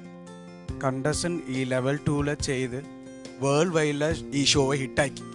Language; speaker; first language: Malayalam; non-native, learner; Tamil